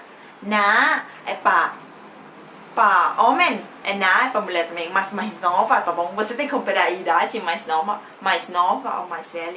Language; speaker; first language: Portuguese; non-native, fluent; Thai